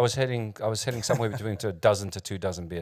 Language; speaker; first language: English; native; English